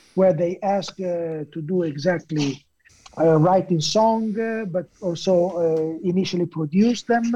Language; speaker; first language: English; non-native, fluent; Italian